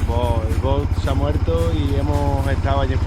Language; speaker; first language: Spanish; native; Spanish